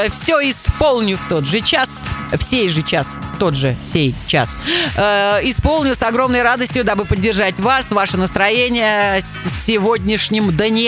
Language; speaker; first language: Russian; native; Russian